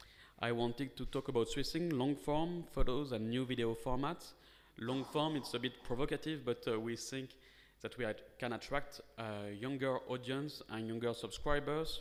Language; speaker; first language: English; non-native, fluent; French